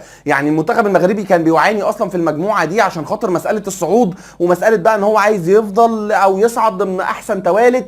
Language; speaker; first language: Arabic; native; Arabic